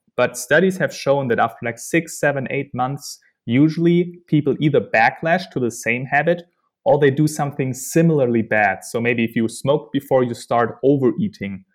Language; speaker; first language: English; non-native, fluent; German